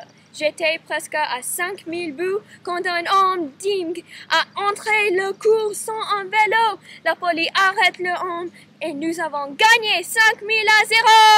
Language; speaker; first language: French; non-native, learner; English